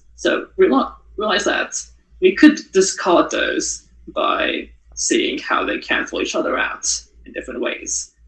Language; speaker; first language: English; non-native, fluent; Japanese